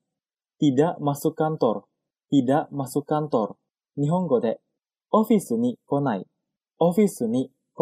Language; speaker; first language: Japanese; non-native, fluent; Indonesian